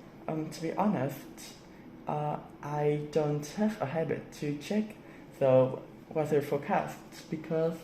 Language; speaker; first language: English; non-native, learner; Vietnamese